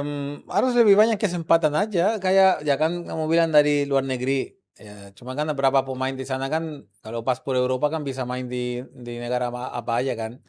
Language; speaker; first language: Indonesian; non-native, fluent; Spanish